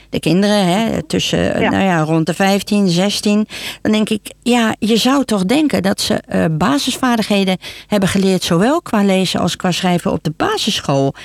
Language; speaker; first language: Dutch; native; Dutch